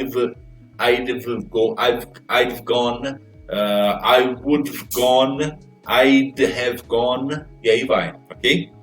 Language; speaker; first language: English; non-native, fluent; Portuguese